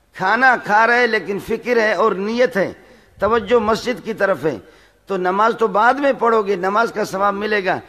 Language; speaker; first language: Urdu; non-native, local second language; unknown